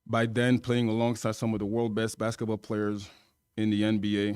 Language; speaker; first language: English; non-native, fluent; French